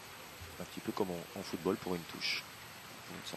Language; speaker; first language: French; native; French